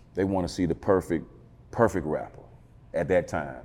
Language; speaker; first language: English; native; English